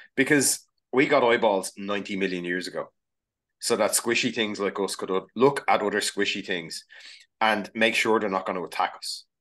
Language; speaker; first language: English; native; English